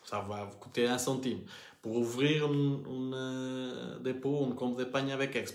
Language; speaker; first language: French; non-native, learner; Portuguese